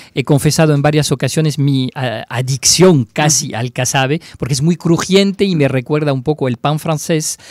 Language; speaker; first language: Spanish; non-native, fluent; French